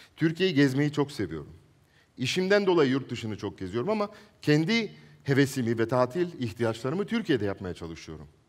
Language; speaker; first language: Turkish; non-native, local second language; Italian